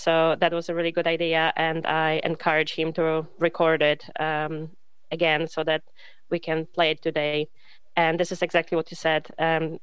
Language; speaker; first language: English; non-native, fluent; Polish